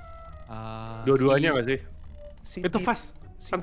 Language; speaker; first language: Indonesian; native; Indonesian